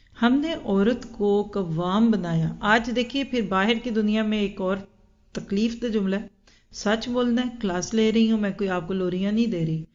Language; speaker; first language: Urdu; native; Urdu